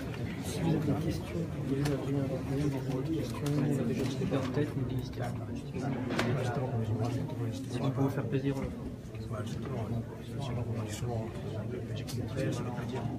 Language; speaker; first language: French; native; French